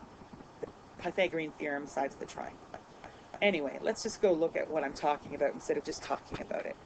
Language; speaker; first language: English; native; English